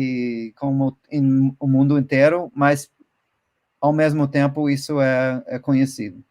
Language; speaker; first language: Portuguese; non-native, fluent; English